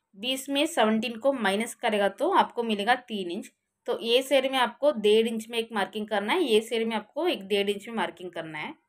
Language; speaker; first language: Hindi; non-native, local second language; Marathi